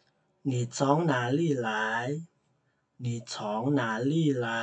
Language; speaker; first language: Chinese; non-native, fluent; Indonesian